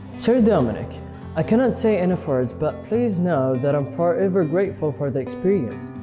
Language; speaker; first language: English; non-native, fluent; Arabic